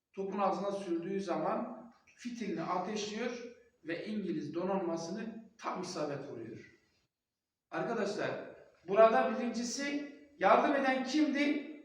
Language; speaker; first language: Turkish; non-native, local second language; Kurdish